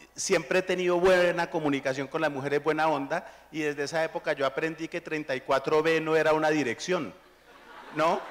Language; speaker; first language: Spanish; native; Spanish